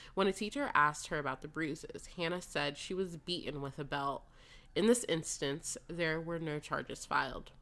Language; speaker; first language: English; native; English